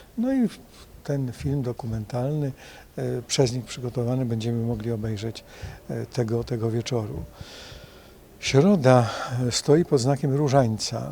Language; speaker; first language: Polish; native; Polish